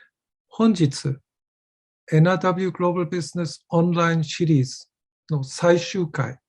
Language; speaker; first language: Japanese; non-native, fluent; German